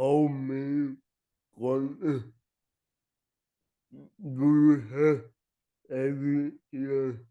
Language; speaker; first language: English; non-native, learner; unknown